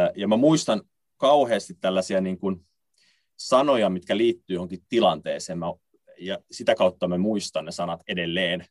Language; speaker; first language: Finnish; native; Finnish